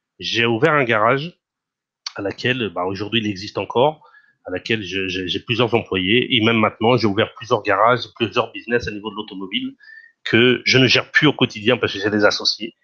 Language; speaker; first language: French; non-native, fluent; Portuguese